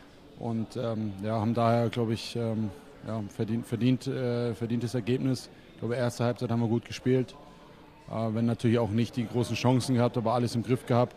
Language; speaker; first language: German; native; German